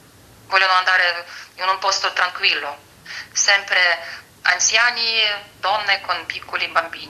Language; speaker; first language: Italian; non-native, fluent; Ukrainian